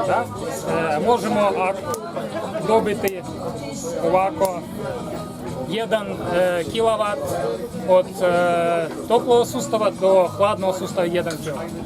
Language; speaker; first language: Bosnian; non-native, learner; Ukrainian